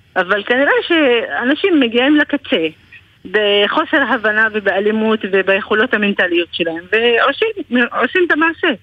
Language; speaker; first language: Hebrew; non-native, local second language; Arabic